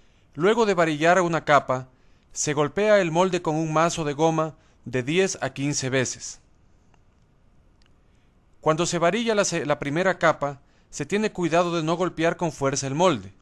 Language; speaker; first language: Spanish; native; Spanish